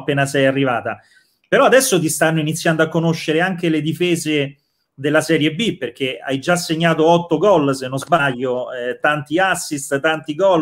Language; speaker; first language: Italian; native; Italian